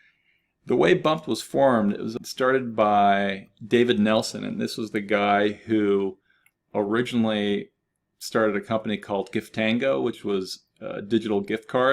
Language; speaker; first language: English; native; English